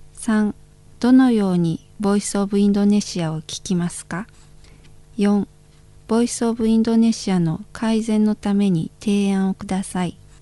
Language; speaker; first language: Japanese; non-native, fluent; Indonesian